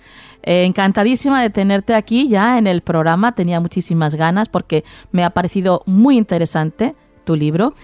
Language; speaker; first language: Spanish; native; Spanish